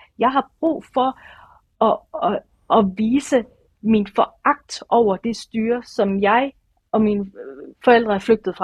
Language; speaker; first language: Danish; early bilingual, other home language; Persian